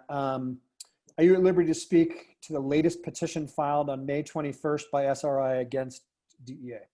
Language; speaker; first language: English; native; English